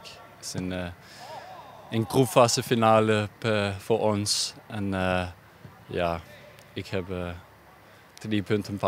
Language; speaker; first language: Dutch; non-native, learner; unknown